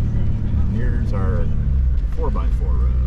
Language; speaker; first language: English; native; English